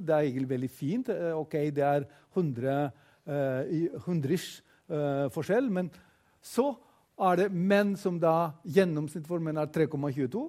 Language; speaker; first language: Norwegian; non-native, fluent; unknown